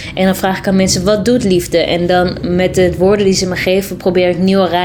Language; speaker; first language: Dutch; early bilingual, other home language; Tigrinya